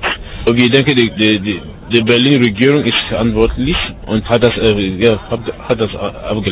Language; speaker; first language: German; non-native, learner; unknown